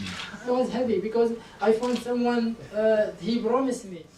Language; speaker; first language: English; non-native, learner; Arabic